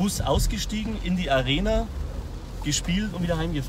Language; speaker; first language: German; native; German